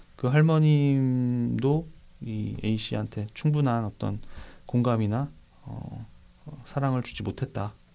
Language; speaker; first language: Korean; native; Korean